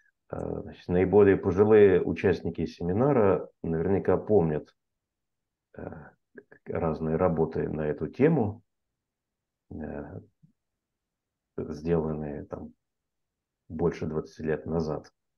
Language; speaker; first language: Russian; native; Russian